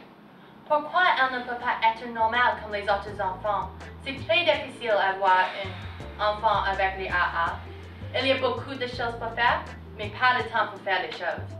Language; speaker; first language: French; non-native, learner; English